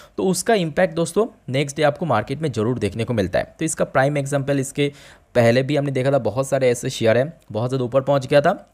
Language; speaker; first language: Hindi; native; Hindi